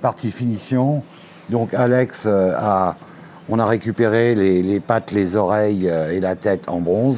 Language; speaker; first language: French; native; French